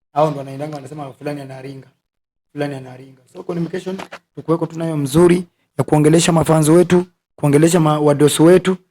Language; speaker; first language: Swahili; non-native, local second language; Luyia